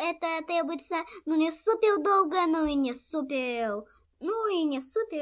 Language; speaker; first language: Russian; early bilingual, heritage; Russian